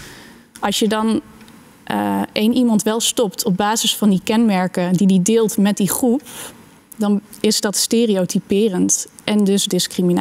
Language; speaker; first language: Dutch; native; Dutch